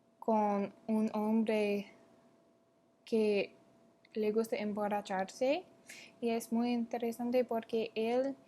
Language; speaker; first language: Spanish; non-native, learner; English